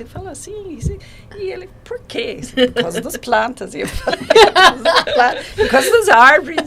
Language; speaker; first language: Portuguese; non-native, learner; English